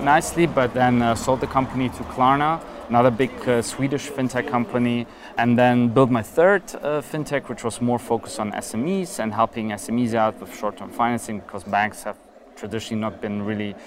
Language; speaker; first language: English; non-native, fluent; German